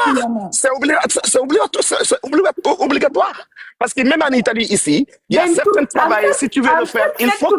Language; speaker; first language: French; non-native, learner; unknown